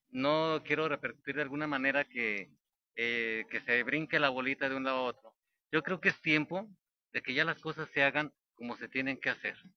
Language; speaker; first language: Spanish; native; Spanish